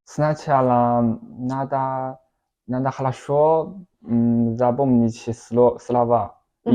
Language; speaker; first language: Russian; non-native, learner; Chinese